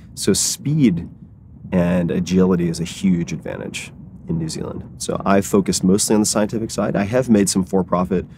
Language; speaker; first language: English; native; English